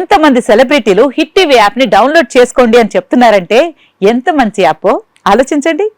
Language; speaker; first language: Telugu; native; Telugu